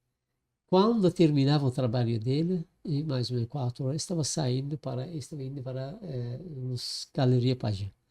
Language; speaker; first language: Portuguese; non-native, learner; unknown